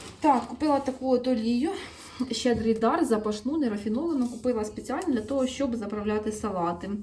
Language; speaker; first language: Ukrainian; non-native, local second language; Russian